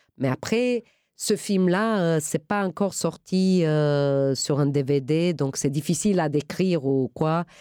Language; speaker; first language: French; non-native, fluent; Romanian